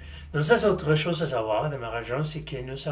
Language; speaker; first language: French; non-native, fluent; Spanish